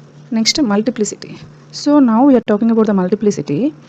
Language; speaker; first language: English; non-native, local second language; Telugu